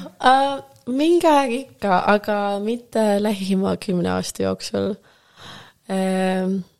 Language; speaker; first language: Estonian; non-native, local second language; Russian